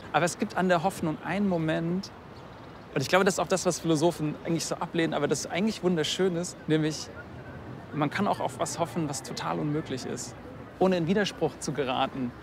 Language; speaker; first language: German; native; German